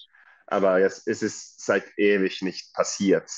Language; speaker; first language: German; non-native, fluent; Swedish